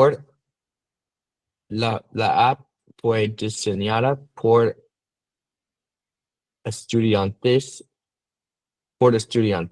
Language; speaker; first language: Spanish; non-native, learner; English